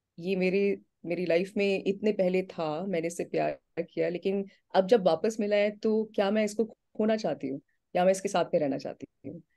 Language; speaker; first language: Hindi; native; Hindi